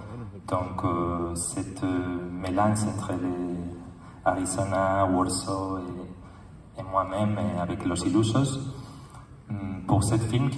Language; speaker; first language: French; non-native, learner; Spanish